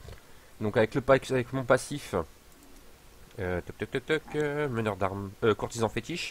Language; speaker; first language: French; native; French